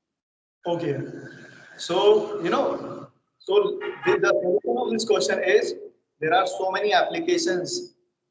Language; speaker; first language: English; non-native, local second language; Hindi